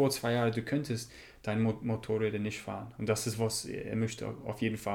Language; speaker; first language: German; non-native, learner; English